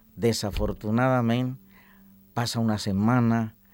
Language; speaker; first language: Catalan; non-native, learner; Spanish